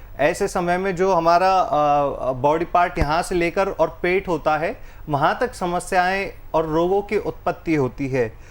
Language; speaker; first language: Hindi; native; Hindi